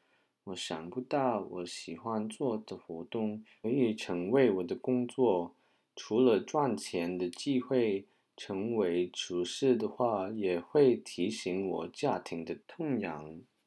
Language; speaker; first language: Chinese; non-native, learner; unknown